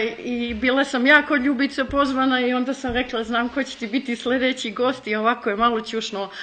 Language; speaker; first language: Bosnian; early bilingual, heritage; Bosnian